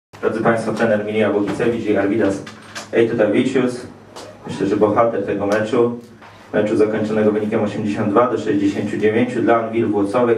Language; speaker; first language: Polish; native; Polish